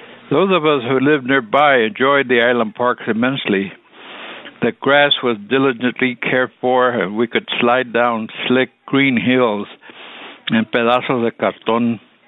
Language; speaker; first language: English; early bilingual, other home language; Spanish